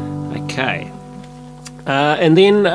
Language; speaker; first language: English; native; English